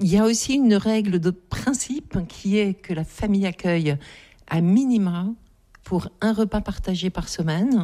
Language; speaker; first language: French; native; French